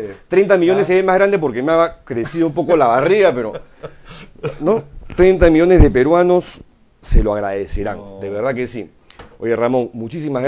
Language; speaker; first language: Spanish; native; Spanish